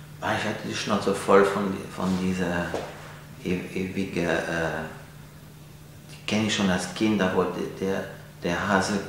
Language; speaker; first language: German; non-native, fluent; French